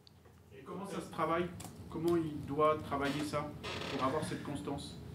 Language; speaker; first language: French; native; French